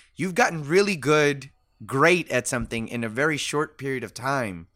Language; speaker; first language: English; early bilingual, other home language; Spanish